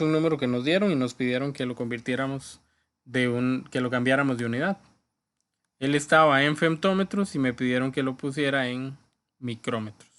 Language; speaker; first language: Spanish; native; Spanish